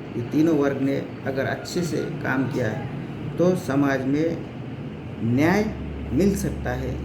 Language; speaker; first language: Hindi; non-native, local second language; Marathi